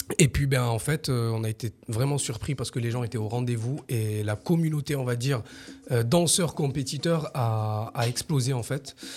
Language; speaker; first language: French; native; French